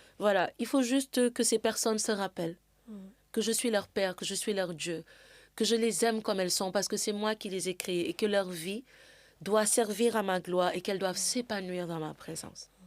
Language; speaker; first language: French; non-native, local second language; Wolof